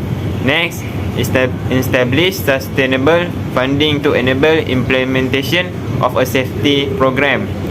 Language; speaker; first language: English; non-native, local second language; Malay